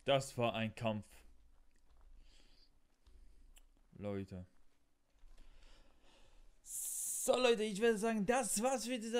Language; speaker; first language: German; non-native, learner; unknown